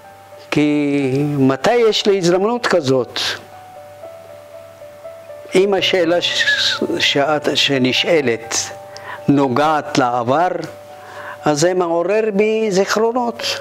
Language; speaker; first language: Hebrew; non-native, fluent; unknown